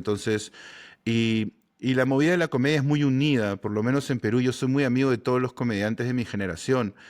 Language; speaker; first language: Spanish; native; Spanish